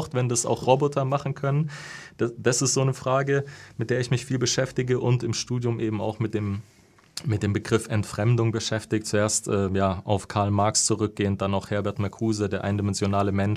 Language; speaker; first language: German; native; German